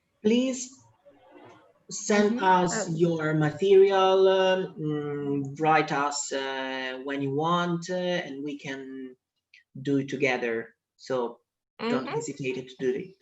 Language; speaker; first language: English; non-native, fluent; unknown